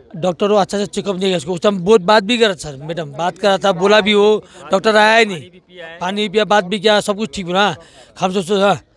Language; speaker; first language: Hindi; non-native, local second language; Nepali